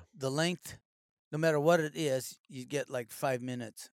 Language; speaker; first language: English; native; English